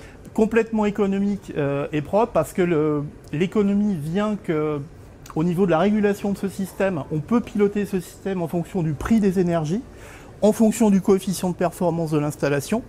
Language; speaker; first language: French; native; French